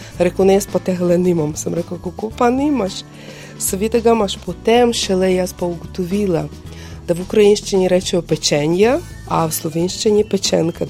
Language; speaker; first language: Slovenian; non-native, fluent; Ukrainian